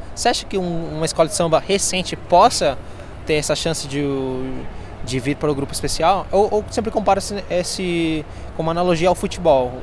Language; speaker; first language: Portuguese; early bilingual, other home language; Spanish